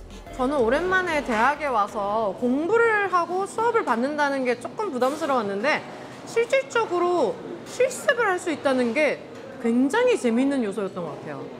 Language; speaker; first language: Korean; native; Korean